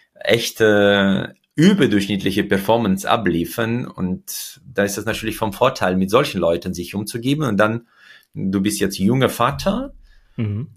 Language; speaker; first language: German; early bilingual, other home language; Russian